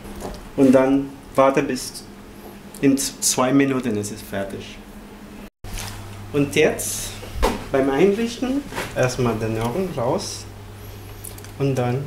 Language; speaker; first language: German; non-native, learner; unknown